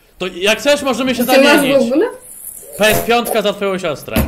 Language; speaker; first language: Polish; native; Polish